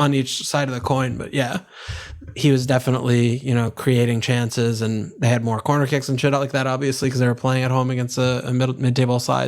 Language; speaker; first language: English; native; English